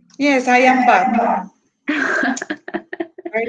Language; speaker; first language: English; non-native, learner; Spanish